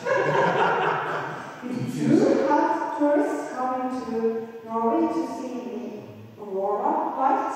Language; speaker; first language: English; non-native, fluent; Norwegian